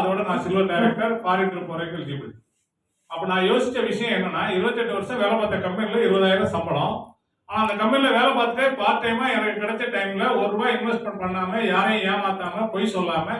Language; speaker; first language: Tamil; native; Tamil